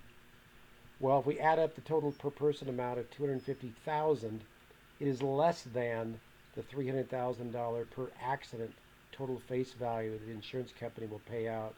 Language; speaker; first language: English; native; English